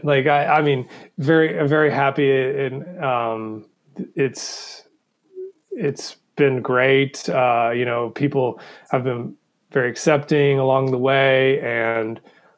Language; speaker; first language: English; native; English